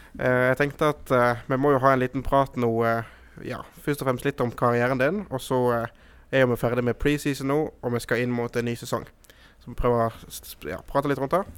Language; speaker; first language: Norwegian; native; Norwegian